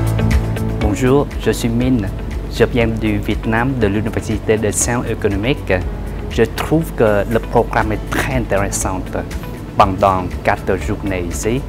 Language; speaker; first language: French; non-native, fluent; Vietnamese